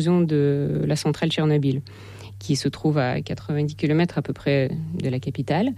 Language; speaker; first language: French; non-native, fluent; Russian